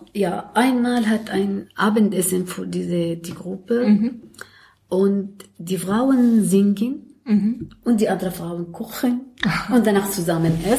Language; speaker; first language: German; non-native, learner; Arabic